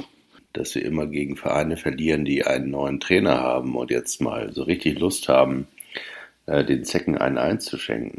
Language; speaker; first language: German; native; German